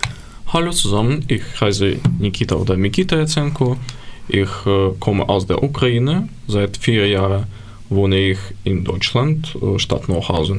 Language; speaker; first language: German; non-native, fluent; Ukrainian